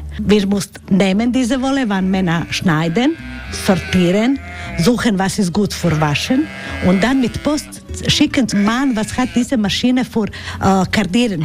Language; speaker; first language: German; non-native, learner; Croatian